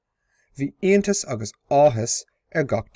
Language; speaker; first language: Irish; non-native, local second language; English